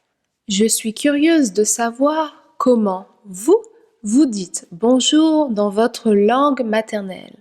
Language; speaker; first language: French; native; French